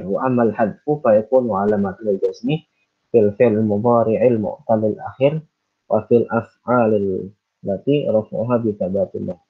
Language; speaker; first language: Arabic; non-native, fluent; Indonesian